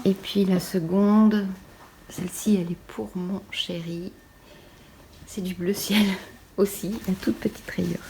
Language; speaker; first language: French; native; French